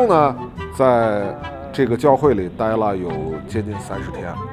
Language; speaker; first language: Chinese; native; Chinese